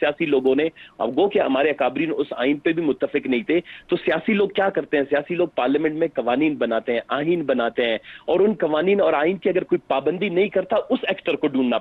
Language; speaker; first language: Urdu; non-native, local second language; Baluchi